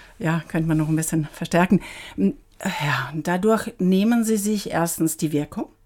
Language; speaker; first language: German; native; German